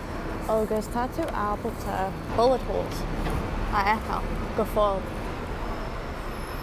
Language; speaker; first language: Irish; non-native, learner; English